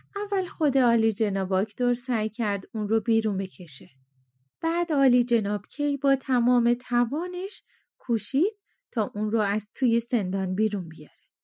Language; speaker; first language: Persian; native; Persian